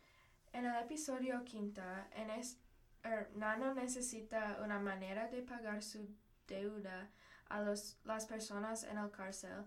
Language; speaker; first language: Spanish; non-native, learner; English